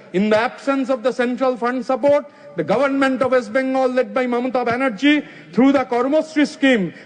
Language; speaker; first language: English; non-native, local second language; Bangla